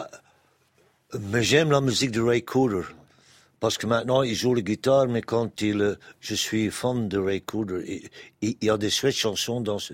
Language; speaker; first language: French; non-native, local second language; Dutch